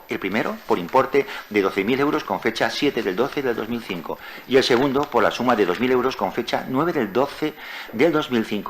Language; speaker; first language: Spanish; native; Spanish